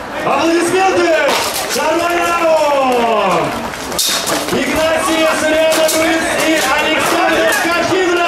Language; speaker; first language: Russian; native; Russian